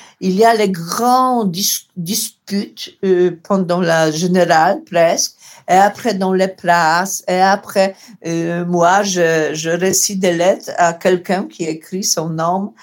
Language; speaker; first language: French; non-native, learner; Polish